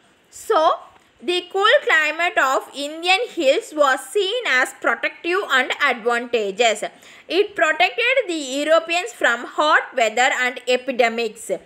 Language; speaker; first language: English; non-native, local second language; Tamil